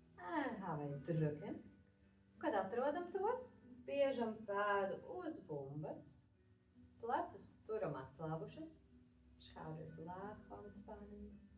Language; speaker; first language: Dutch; non-native, fluent; Latvian